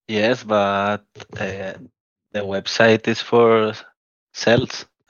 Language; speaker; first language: English; non-native, learner; Spanish